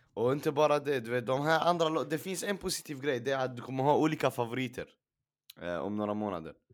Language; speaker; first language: Swedish; early bilingual, other home language; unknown